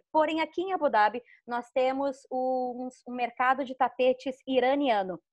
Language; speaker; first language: Portuguese; native; Portuguese